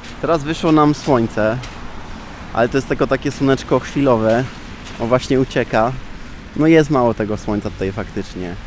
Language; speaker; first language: Polish; early bilingual, heritage; Polish